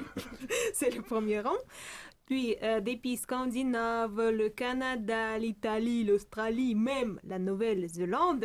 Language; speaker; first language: French; non-native, fluent; Russian